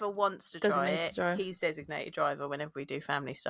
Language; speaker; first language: English; native; English